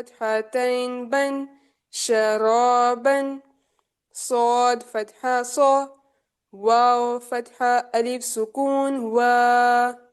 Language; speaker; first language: Arabic; non-native, learner; Urdu